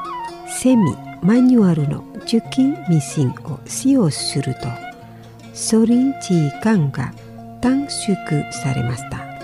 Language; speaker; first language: Japanese; non-native, learner; Indonesian